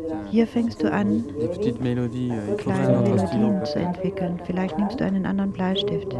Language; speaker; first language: German; native; German